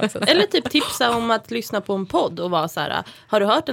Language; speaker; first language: Swedish; native; Swedish